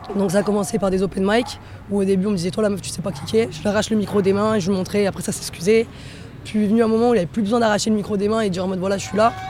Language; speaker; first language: French; native; French